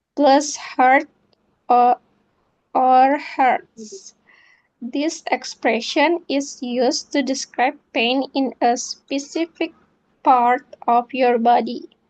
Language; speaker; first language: English; non-native, fluent; Indonesian